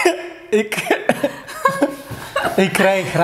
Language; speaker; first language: Dutch; early bilingual, other home language; Turkish